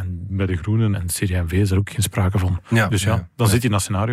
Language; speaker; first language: Dutch; native; Dutch